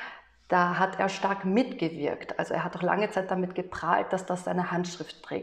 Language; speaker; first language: German; native; German